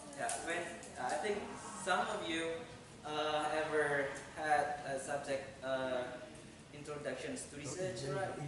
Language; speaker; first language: English; non-native, fluent; Indonesian